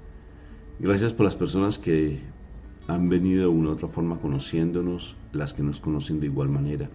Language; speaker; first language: Spanish; native; Spanish